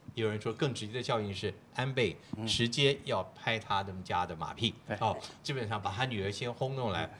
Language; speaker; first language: Chinese; native; Chinese